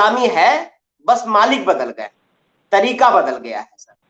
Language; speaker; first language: Hindi; native; Hindi